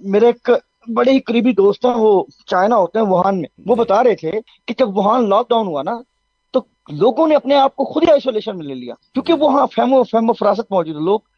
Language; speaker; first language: Urdu; non-native, local second language; Saraiki